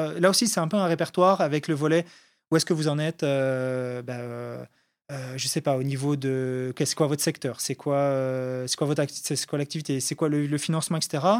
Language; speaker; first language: French; native; French